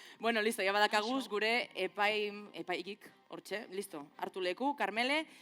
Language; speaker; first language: Basque; native; Basque